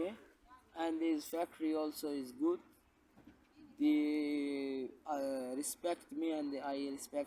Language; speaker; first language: English; non-native, local second language; Punjabi